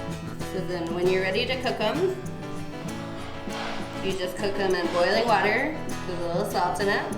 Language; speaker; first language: English; native; English